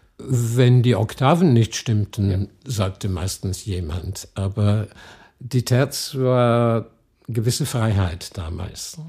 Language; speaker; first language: German; non-native, fluent; English